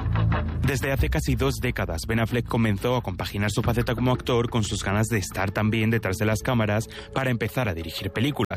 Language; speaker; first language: Spanish; native; Spanish